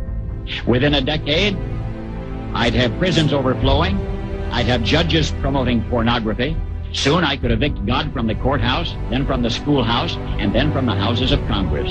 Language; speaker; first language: English; native; English